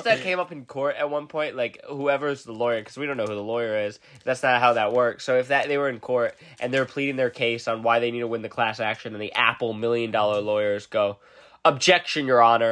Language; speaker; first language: English; native; English